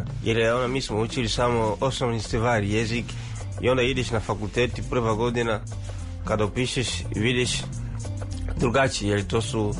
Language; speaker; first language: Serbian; non-native, learner; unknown